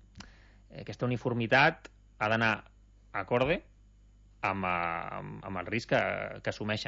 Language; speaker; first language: Catalan; native; Catalan